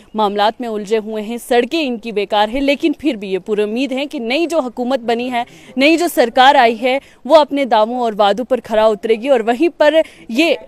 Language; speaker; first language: Hindi; non-native, local second language; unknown